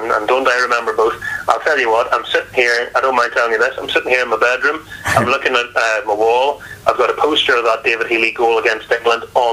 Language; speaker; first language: English; native; English